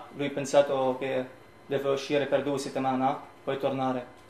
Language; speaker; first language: Italian; non-native, learner; Arabic